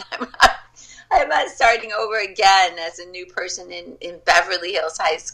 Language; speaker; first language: English; native; English